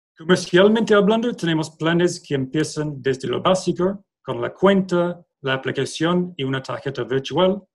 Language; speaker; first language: Spanish; non-native, fluent; English